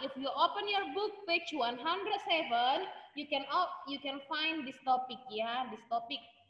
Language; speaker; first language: English; non-native, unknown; Indonesian